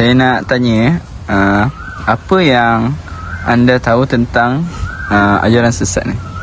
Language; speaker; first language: Malay; native; Malay